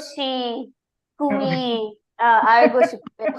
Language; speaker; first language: Korean; non-native, learner; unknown